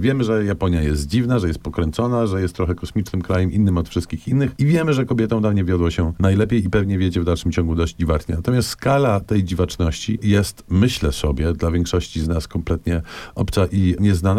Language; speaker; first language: Polish; native; Polish